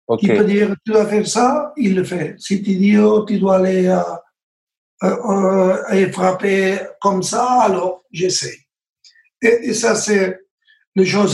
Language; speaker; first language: French; non-native, learner; Spanish